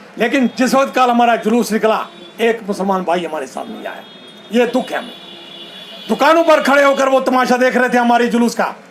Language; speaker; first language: Hindi; non-native, local second language; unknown